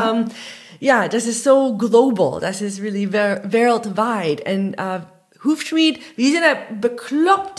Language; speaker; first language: German; non-native, learner; English